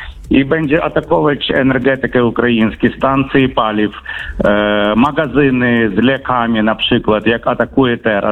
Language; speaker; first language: Polish; non-native, fluent; Ukrainian